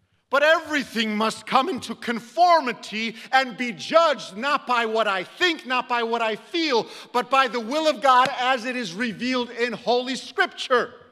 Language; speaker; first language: English; early bilingual, other home language; Romanian